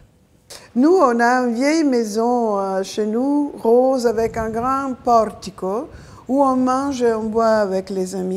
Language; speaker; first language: French; non-native, fluent; Italian